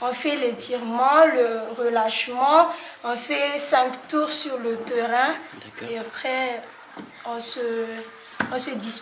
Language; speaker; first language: French; non-native, learner; Malagasy